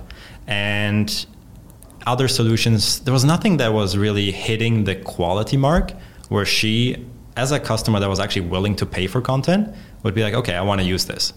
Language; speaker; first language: English; non-native, fluent; Polish